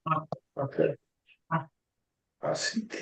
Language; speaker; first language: Spanish; non-native, learner; English